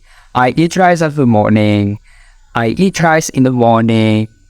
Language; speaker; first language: English; non-native, fluent; Indonesian